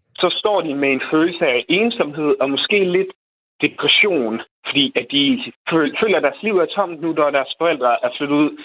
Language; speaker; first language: Danish; non-native, fluent; Croatian